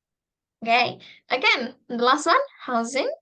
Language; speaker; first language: English; non-native, fluent; Indonesian